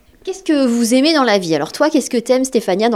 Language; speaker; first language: French; native; French